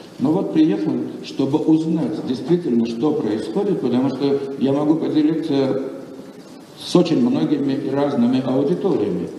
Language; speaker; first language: Russian; non-native, local second language; Armenian